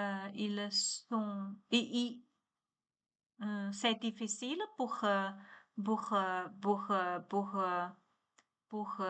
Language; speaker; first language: French; non-native, learner; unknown